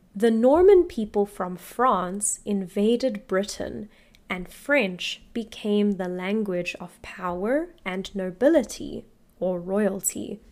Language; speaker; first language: English; native; English